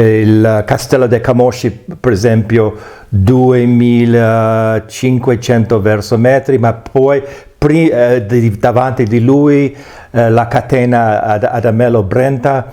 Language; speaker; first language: Italian; non-native, fluent; English